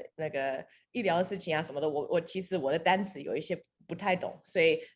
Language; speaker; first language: Chinese; early bilingual, heritage; Chinese